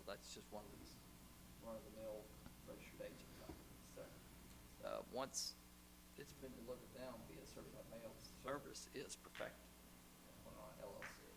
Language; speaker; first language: English; native; English